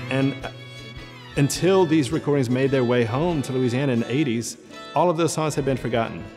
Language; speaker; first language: English; native; English